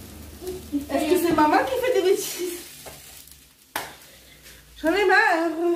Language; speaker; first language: French; native; French